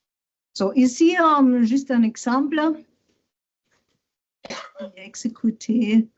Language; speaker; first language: French; non-native, learner; German